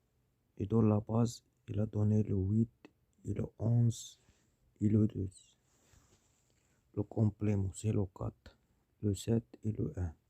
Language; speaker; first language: French; non-native, learner; Arabic